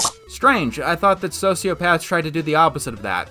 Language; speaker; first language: English; native; English